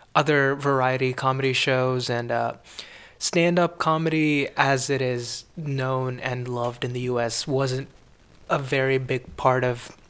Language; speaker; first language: English; non-native, local second language; Tamil